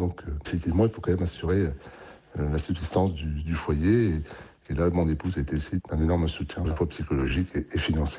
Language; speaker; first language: French; native; French